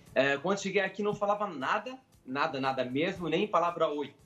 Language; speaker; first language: Portuguese; non-native, fluent; Arabic